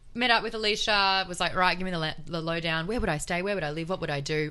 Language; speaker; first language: English; native; English